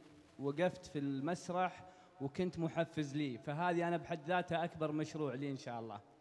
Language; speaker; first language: Arabic; native; Arabic